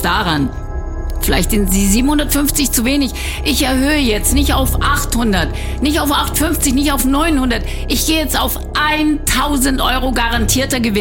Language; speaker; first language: German; native; German